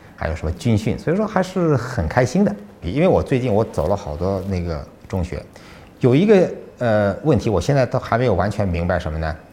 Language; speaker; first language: Chinese; native; Chinese